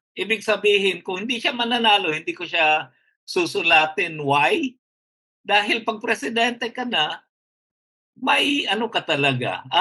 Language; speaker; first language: Filipino; non-native, local second language; Hiligaynon